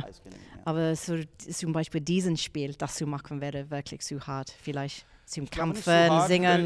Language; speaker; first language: German; non-native, fluent; English